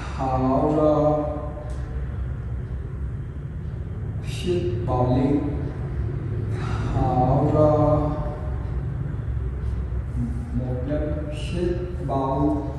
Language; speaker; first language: Vietnamese; non-native, learner; Hindi